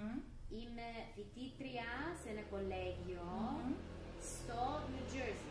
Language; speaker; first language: Greek; early bilingual, heritage; English